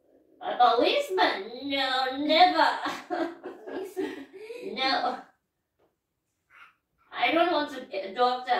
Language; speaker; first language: English; non-native, learner; Russian